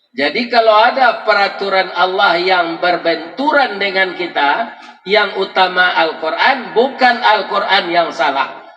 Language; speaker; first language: Malay; non-native, local second language; Minangkabau